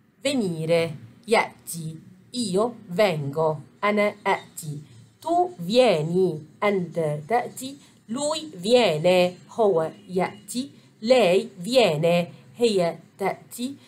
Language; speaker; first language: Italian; non-native, fluent; Arabic